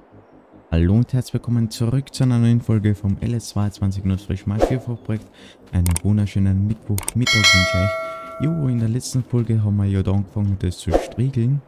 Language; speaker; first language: German; native; German